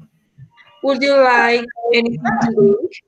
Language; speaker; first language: English; non-native, learner; Spanish